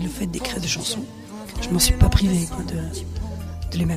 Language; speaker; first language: French; early bilingual, other home language; Spanish